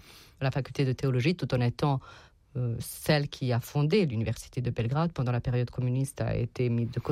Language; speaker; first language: French; non-native, fluent; Serbian